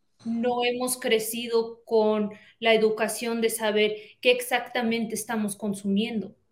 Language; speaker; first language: Spanish; early bilingual, heritage; Spanish